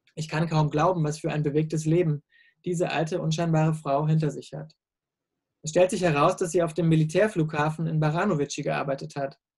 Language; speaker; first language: German; native; German